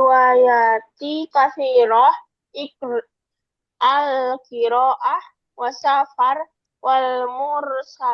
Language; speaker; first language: Arabic; non-native, learner; Indonesian